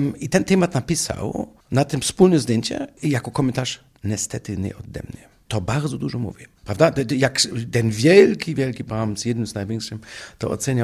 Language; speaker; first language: Polish; non-native, fluent; German